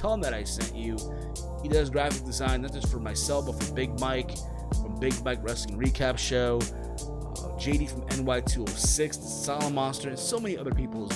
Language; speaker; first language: English; native; English